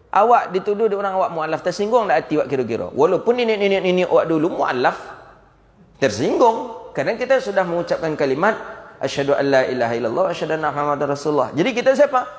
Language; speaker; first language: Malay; non-native, local second language; Minangkabau